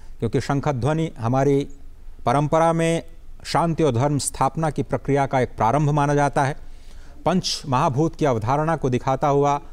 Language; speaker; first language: Hindi; native; Hindi